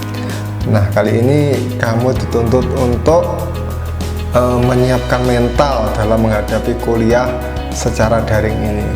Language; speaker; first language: Indonesian; native; Indonesian